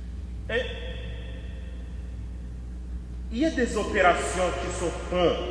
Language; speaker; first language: French; native; French